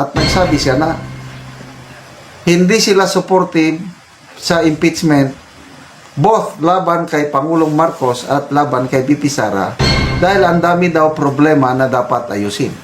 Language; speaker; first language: Filipino; native; Filipino